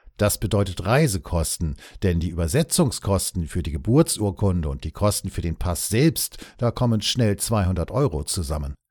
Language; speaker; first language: German; native; German